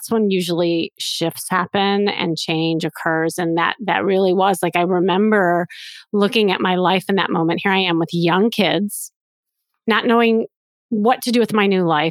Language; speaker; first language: English; native; English